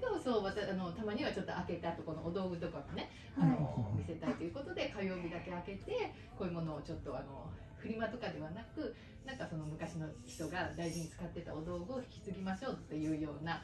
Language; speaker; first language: Japanese; native; Japanese